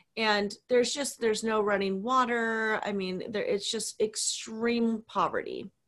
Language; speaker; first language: English; native; English